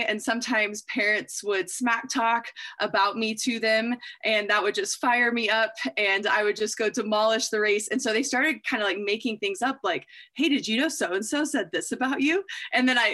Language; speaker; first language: English; native; English